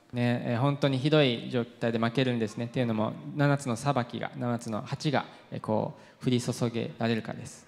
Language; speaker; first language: Japanese; non-native, fluent; English